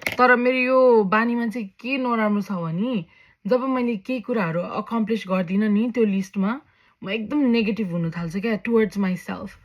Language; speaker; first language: Nepali; early bilingual, heritage; Nepali